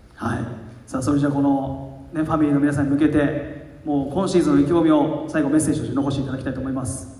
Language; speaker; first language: Japanese; native; Japanese